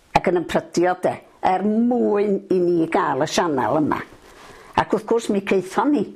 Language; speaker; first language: Welsh; native; Welsh